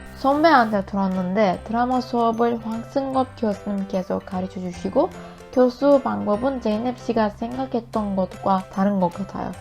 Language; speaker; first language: Korean; non-native, learner; Turkish